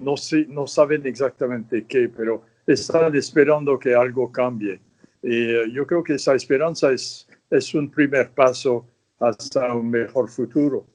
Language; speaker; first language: Spanish; non-native, fluent; French